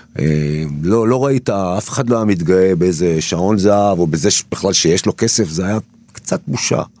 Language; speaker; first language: Hebrew; early bilingual, other home language; Turkish